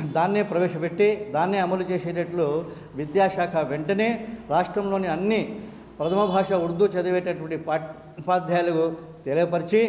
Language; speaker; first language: Telugu; non-native, local second language; Urdu